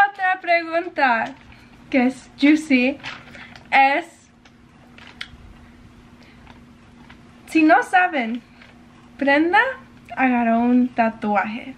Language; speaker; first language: Spanish; early bilingual, heritage; English